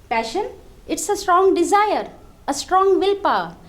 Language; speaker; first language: English; non-native, local second language; Marathi